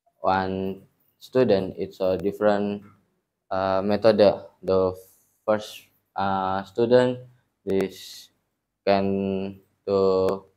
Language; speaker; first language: English; non-native, learner; Indonesian